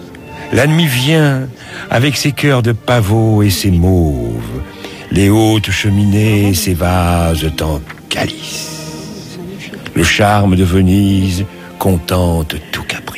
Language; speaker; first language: French; native; French